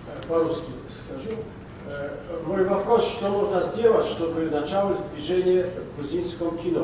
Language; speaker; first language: Russian; non-native, local second language; Georgian